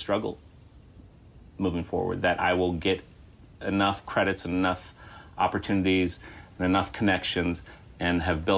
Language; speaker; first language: English; native; English